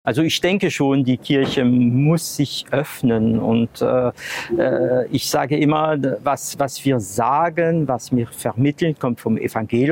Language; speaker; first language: German; non-native, fluent; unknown